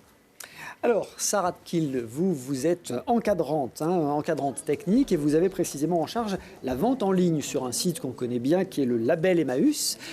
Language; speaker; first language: French; native; French